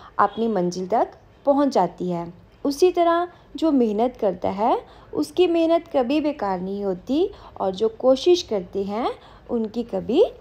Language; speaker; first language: Hindi; non-native, local second language; Punjabi